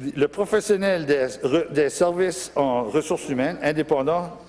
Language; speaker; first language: French; non-native, local second language; English